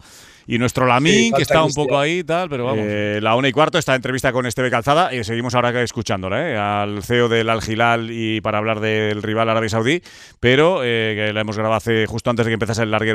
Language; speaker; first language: Spanish; native; Spanish